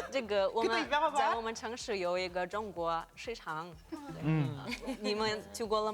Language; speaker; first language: Chinese; non-native, learner; Yakut